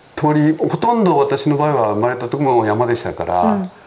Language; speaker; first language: Japanese; native; Japanese